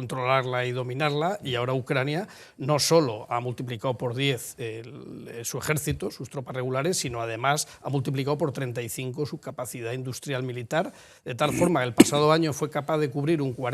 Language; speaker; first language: Spanish; native; Spanish